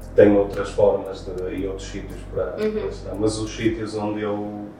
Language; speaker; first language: Portuguese; native; Portuguese